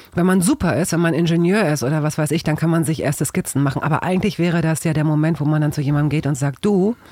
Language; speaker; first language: German; native; German